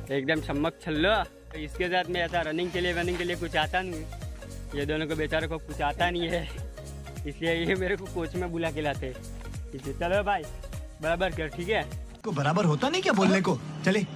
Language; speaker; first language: Hindi; non-native, local second language; Gujarati